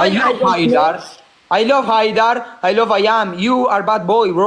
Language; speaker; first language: English; non-native, learner; Spanish